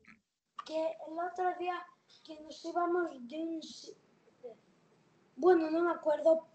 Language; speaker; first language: Spanish; early bilingual, heritage; Spanish